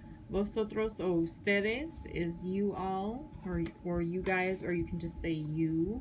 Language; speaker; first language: English; native; English